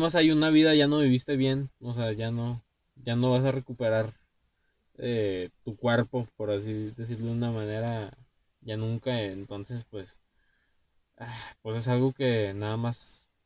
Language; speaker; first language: Spanish; native; Spanish